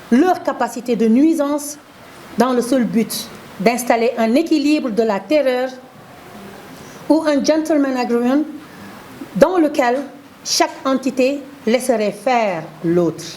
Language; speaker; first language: French; non-native, local second language; Wolof